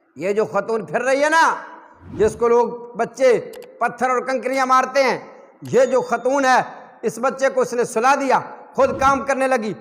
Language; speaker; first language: Urdu; non-native, local second language; Punjabi